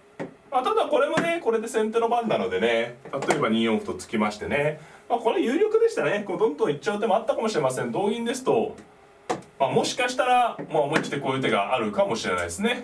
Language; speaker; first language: Japanese; native; Japanese